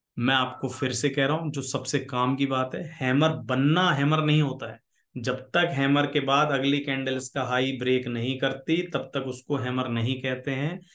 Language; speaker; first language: Hindi; native; Hindi